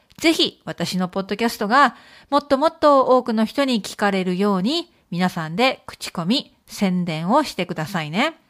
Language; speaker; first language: Japanese; native; Japanese